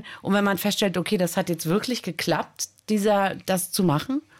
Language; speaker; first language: German; native; German